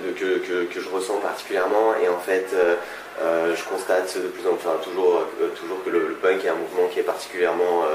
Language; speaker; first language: French; native; French